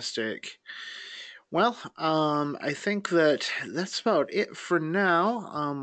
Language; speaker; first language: English; native; English